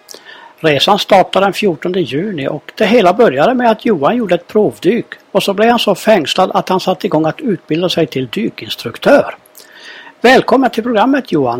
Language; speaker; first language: Swedish; native; Swedish